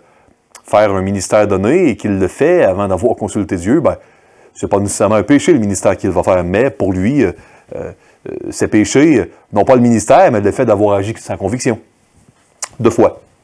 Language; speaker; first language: French; native; French